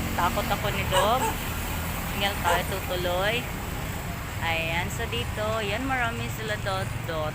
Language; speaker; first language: Filipino; non-native, local second language; Waray